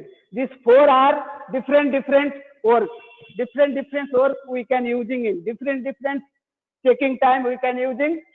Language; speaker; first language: English; non-native, learner; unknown